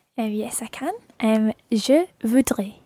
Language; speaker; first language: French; non-native, learner; English